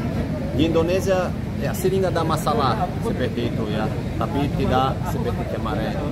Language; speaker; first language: Indonesian; non-native, fluent; Portuguese